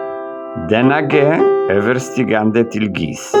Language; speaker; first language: Swedish; non-native, learner; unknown